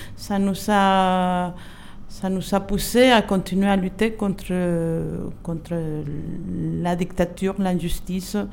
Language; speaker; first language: French; non-native, fluent; Spanish